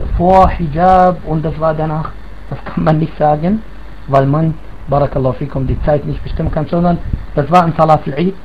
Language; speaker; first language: German; non-native, fluent; Arabic